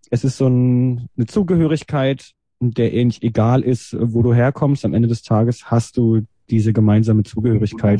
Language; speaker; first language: German; early bilingual, other home language; Hebrew